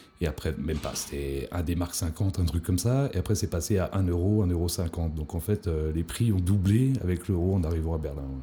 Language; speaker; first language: French; native; French